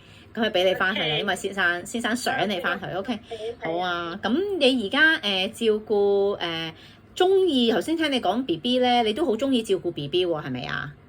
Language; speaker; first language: Cantonese; native; Cantonese